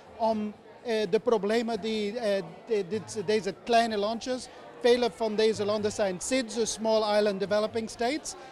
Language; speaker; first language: Dutch; non-native, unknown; English